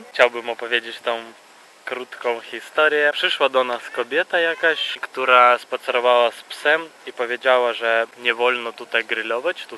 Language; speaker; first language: Polish; non-native, fluent; Russian